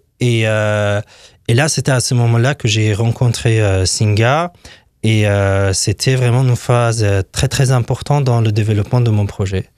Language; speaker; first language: French; non-native, fluent; Persian